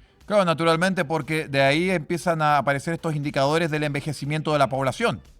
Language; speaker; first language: Spanish; native; Spanish